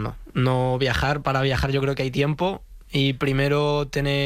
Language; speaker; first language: Spanish; native; Spanish